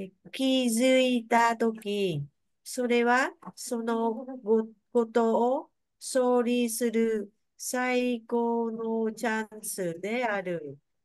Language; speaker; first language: Japanese; non-native, learner; Vietnamese